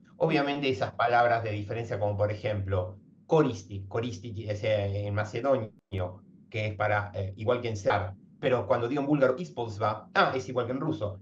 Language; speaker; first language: Spanish; native; Spanish